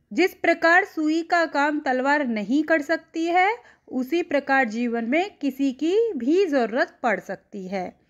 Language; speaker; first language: Hindi; native; Hindi